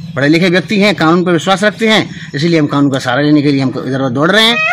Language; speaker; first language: Hindi; native; Hindi